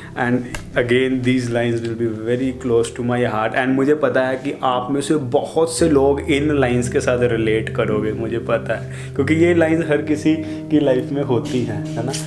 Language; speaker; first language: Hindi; non-native, local second language; Punjabi